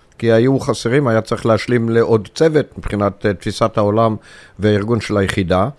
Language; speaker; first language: Hebrew; early bilingual, other home language; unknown